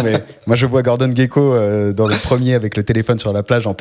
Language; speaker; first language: French; native; French